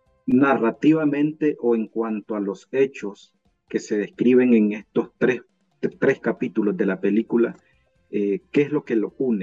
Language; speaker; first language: Spanish; native; Spanish